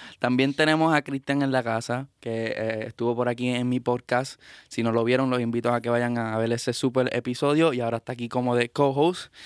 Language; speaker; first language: Spanish; native; Spanish